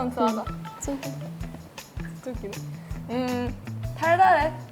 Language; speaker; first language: Korean; native; Korean